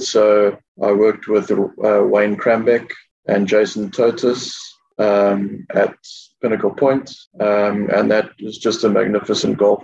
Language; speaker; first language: English; native; English